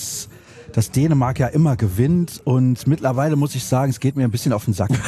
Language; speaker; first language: German; native; German